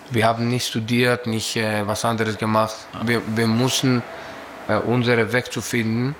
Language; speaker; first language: German; non-native, fluent; Greek